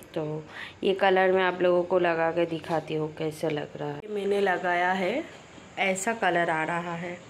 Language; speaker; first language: Hindi; non-native, local second language; Bangla